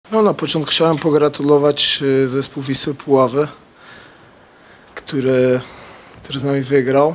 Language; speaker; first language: Polish; non-native, fluent; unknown